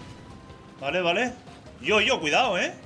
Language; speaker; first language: Spanish; native; Spanish